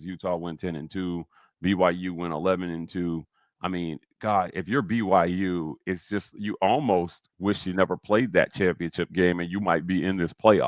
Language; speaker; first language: English; native; English